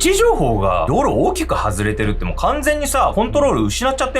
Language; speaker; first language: Japanese; native; Japanese